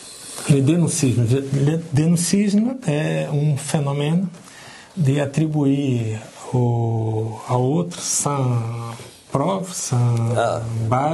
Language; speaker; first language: French; non-native, learner; Portuguese